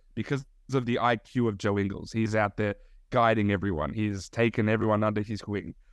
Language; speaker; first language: English; early bilingual, other home language; Turkish